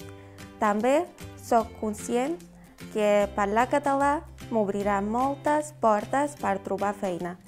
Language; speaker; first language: Catalan; non-native, learner; Polish